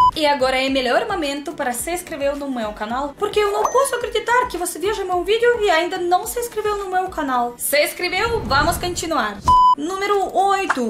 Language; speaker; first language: Portuguese; non-native, learner; Russian